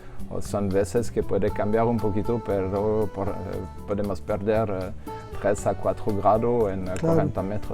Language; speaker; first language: Spanish; non-native, learner; French